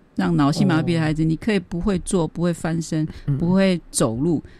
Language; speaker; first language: Chinese; native; Chinese